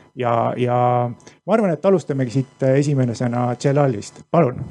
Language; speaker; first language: Estonian; native; Estonian